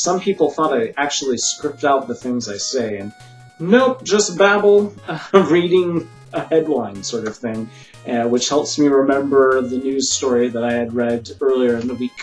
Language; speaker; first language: English; native; English